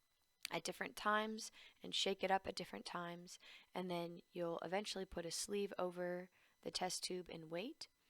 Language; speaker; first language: English; native; English